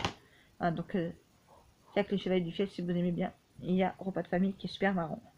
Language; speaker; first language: French; native; French